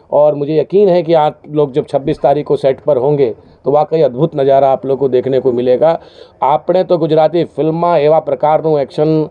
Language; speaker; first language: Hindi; non-native, local second language; Gujarati